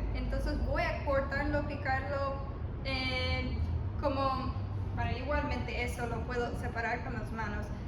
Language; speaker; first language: Spanish; early bilingual, heritage; Spanish